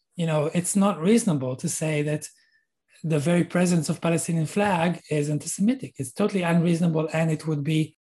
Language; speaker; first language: English; non-native, fluent; Hebrew